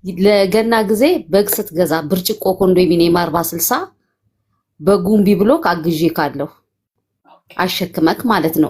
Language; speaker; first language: Amharic; native; Amharic